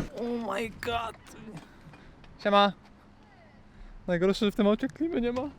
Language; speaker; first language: Polish; native; Polish